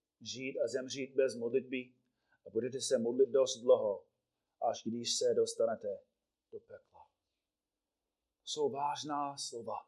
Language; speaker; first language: Czech; non-native, fluent; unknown